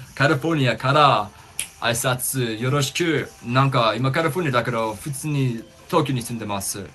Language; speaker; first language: Japanese; non-native, fluent; English